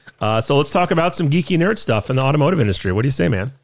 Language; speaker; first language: English; native; English